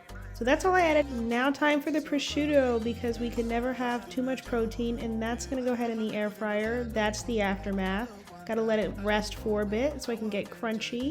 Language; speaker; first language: English; native; English